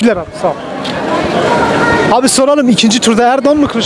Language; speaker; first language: Turkish; native; Turkish